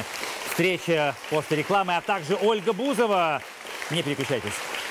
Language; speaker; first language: Russian; native; Russian